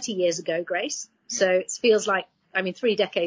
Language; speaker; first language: English; native; English